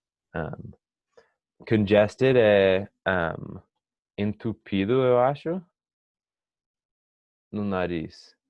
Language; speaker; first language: Portuguese; non-native, fluent; English